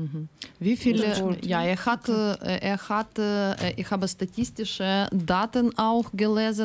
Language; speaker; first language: German; non-native, learner; Ukrainian